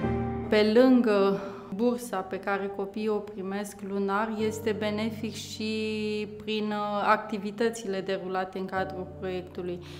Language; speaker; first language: Romanian; native; Romanian